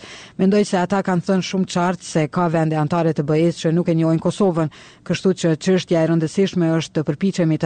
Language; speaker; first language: Albanian; native; Albanian